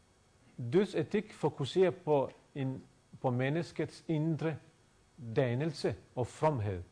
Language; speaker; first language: Danish; non-native, fluent; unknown